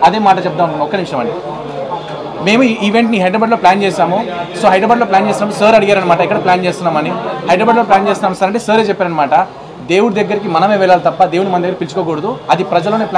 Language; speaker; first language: Telugu; native; Telugu